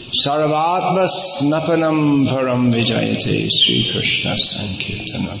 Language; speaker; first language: Hindi; non-native, fluent; English